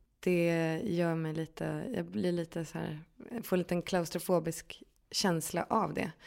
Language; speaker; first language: Swedish; native; Swedish